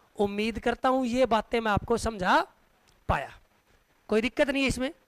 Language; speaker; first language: Hindi; native; Hindi